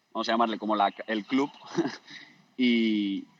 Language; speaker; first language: Spanish; native; Spanish